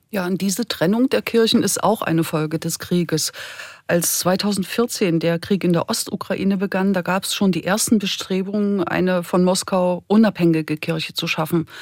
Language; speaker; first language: German; native; German